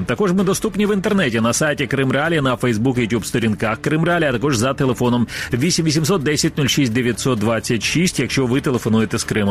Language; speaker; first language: Ukrainian; native; Ukrainian